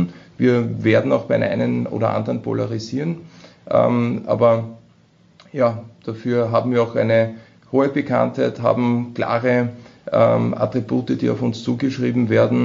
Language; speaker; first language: German; native; German